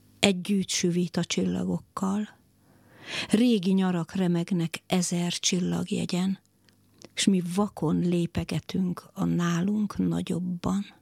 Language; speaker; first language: Hungarian; native; Hungarian